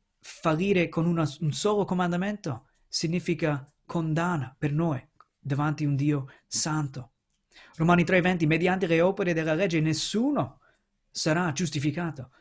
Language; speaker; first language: Italian; non-native, fluent; English